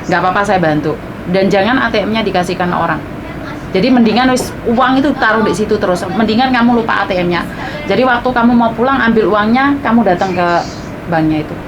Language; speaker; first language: Indonesian; non-native, local second language; Javanese